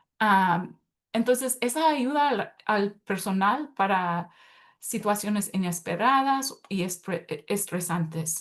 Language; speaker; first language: Spanish; early bilingual, heritage; Spanish